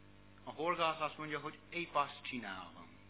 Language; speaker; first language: Hungarian; non-native, learner; English